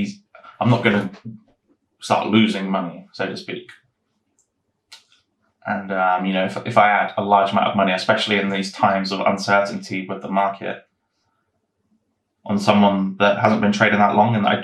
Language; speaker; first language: English; native; English